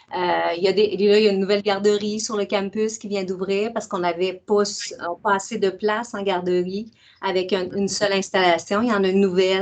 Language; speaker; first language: French; native; French